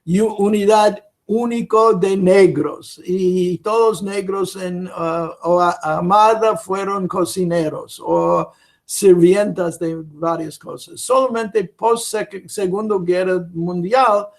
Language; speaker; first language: Spanish; non-native, fluent; English